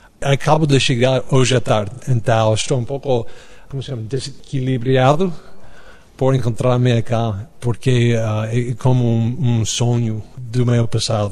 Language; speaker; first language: Portuguese; non-native, learner; English